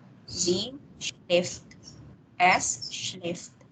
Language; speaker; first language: German; non-native, fluent; Indonesian